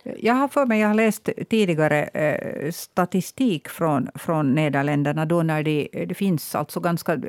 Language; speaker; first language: Swedish; native; Swedish